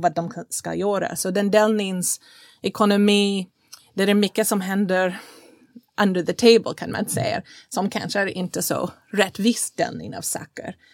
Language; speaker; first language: Swedish; non-native, fluent; English